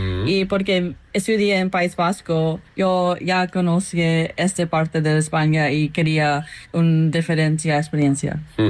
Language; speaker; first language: Spanish; non-native, fluent; English